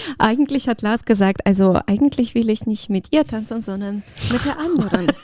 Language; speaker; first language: German; early bilingual, other home language; Russian